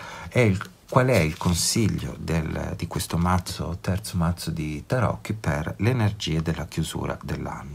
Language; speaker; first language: Italian; native; Italian